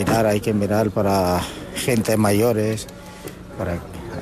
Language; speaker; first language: Spanish; non-native, learner; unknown